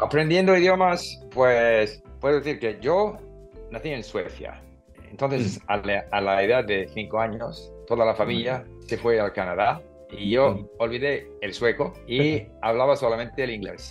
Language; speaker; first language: Spanish; non-native, fluent; English